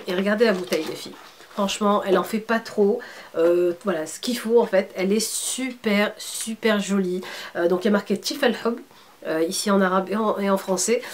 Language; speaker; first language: French; early bilingual, other home language; Arabic